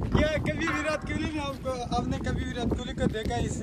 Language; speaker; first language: Hindi; non-native, fluent; Pashto